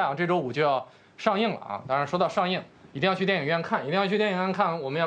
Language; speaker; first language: Chinese; native; Chinese